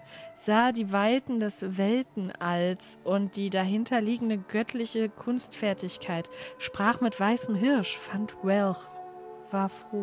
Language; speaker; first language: German; native; German